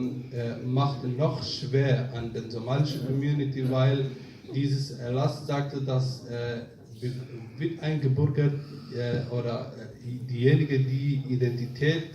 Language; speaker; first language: German; non-native, fluent; Somali